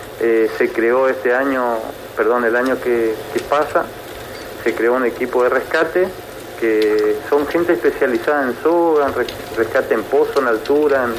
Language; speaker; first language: Spanish; native; Spanish